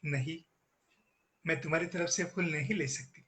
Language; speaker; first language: Hindi; non-native, local second language; Marathi